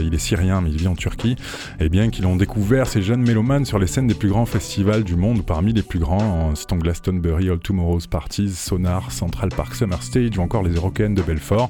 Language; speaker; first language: French; native; French